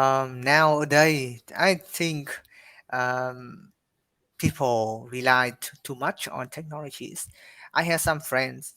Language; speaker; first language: English; non-native, learner; Vietnamese